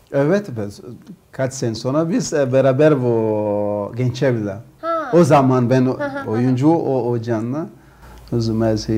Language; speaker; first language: Turkish; non-native, learner; Portuguese